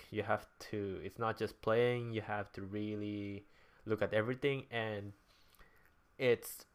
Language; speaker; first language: English; non-native, local second language; Cebuano